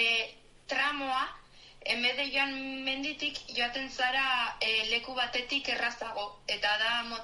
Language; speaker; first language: Basque; non-native, local second language; Spanish